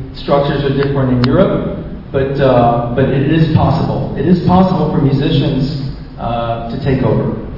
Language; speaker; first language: English; native; English